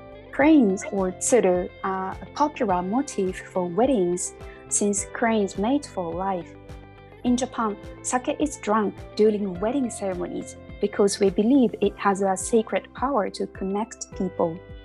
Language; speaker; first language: English; non-native, fluent; Japanese